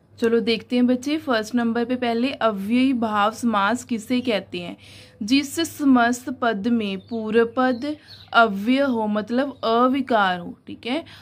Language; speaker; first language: Hindi; non-native, local second language; Punjabi